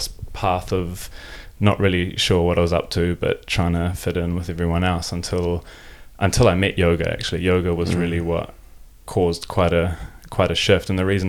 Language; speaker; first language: English; non-native, local second language; German